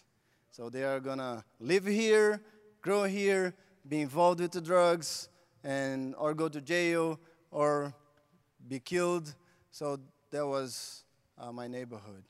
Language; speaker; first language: English; non-native, fluent; Portuguese